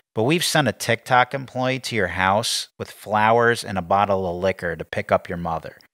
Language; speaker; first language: English; native; English